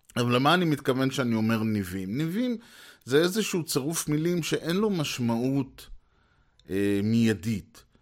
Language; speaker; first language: Hebrew; native; Hebrew